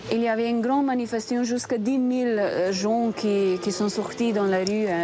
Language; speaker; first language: French; non-native, fluent; Slovenian